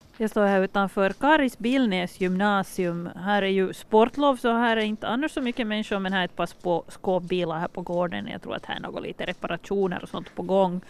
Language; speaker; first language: Swedish; native; Swedish